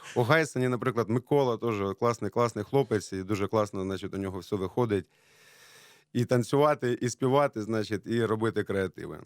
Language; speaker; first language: Ukrainian; native; Ukrainian